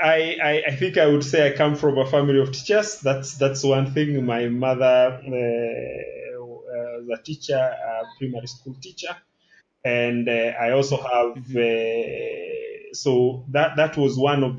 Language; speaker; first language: English; non-native, local second language; Kikuyu